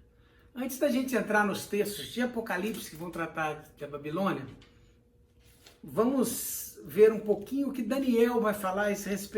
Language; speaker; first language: Portuguese; native; Portuguese